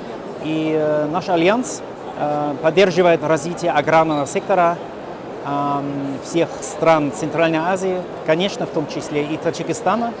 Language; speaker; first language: Russian; non-native, fluent; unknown